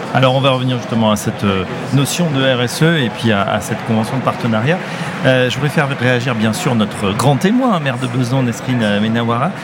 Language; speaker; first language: French; native; French